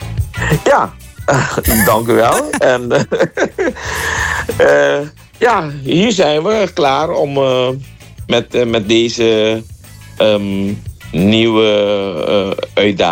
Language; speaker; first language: Dutch; non-native, local second language; Papiamento